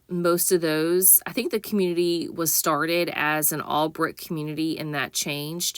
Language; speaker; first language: English; native; English